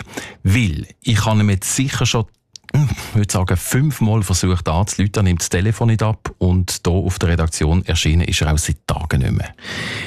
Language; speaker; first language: German; native; German